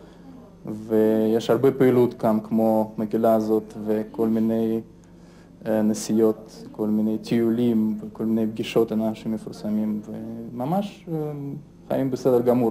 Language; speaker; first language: Hebrew; non-native, fluent; Russian